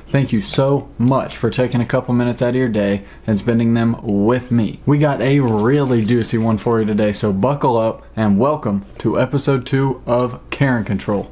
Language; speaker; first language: English; native; English